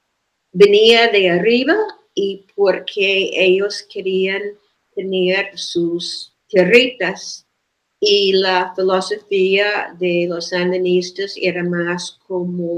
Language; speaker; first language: Spanish; non-native, fluent; English